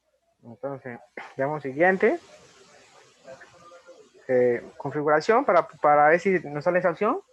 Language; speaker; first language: Spanish; native; Spanish